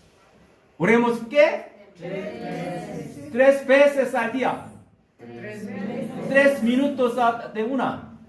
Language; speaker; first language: Spanish; non-native, learner; Korean